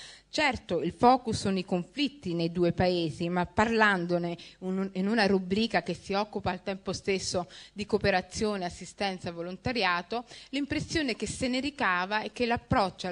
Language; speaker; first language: Italian; early bilingual, other home language; Somali